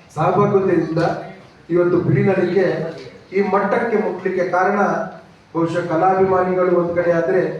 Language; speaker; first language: Kannada; non-native, local second language; Tulu